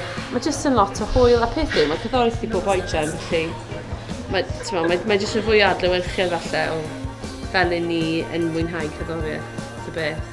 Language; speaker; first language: Welsh; native; Welsh